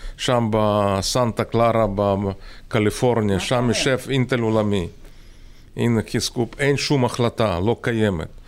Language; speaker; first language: Hebrew; non-native, fluent; Russian